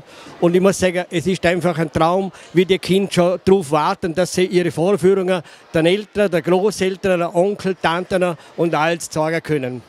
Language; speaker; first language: German; native; German